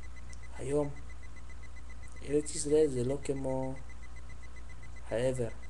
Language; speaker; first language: Hebrew; non-native, learner; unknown